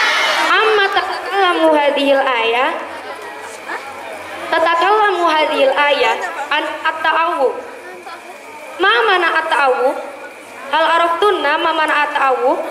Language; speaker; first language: Arabic; non-native, learner; Indonesian